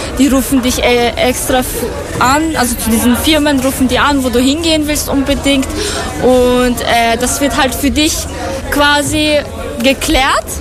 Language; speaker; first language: German; non-native, fluent; Persian